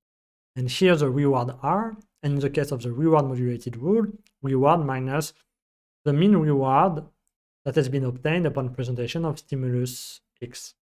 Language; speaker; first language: English; non-native, fluent; French